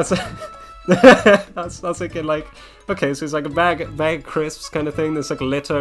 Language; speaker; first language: English; native; English